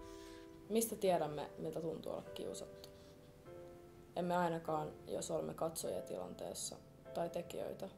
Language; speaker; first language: Finnish; early bilingual, other home language; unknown